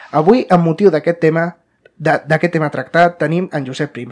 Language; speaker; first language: Catalan; non-native, local second language; Spanish